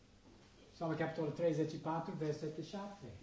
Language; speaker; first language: Romanian; non-native, learner; English